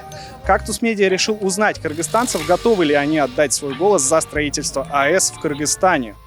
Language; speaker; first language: Russian; native; Russian